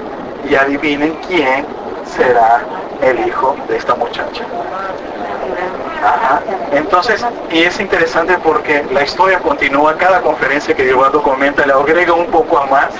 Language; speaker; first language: Spanish; native; Spanish